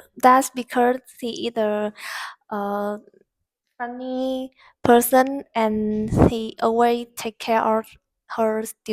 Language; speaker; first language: English; non-native, learner; Vietnamese